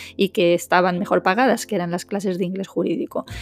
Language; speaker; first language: Spanish; native; Spanish